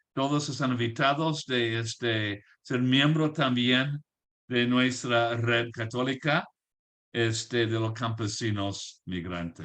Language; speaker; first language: Spanish; non-native, fluent; English